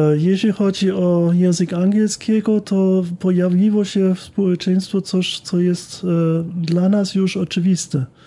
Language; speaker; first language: Polish; non-native, fluent; German